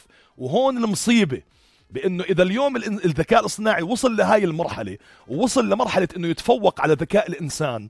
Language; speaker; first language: Arabic; native; Arabic